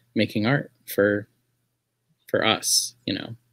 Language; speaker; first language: English; native; English